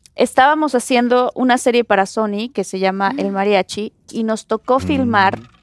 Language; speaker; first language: Spanish; native; Spanish